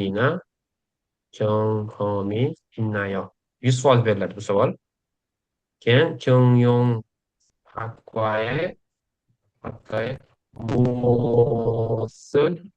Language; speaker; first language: Korean; non-native, fluent; Uzbek